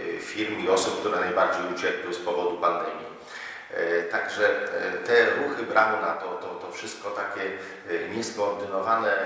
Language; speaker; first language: Polish; native; Polish